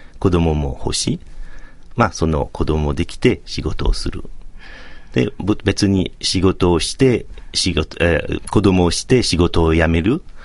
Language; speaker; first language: Japanese; non-native, fluent; French